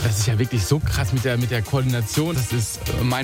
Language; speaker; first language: German; native; German